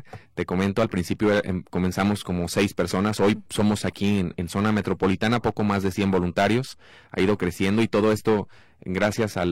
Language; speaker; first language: Spanish; native; Spanish